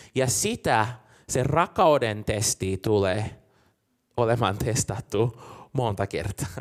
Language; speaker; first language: Finnish; non-native, fluent; Portuguese